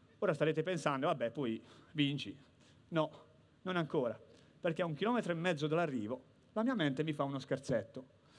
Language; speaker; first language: Italian; native; Italian